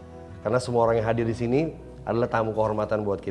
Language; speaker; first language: Indonesian; native; Indonesian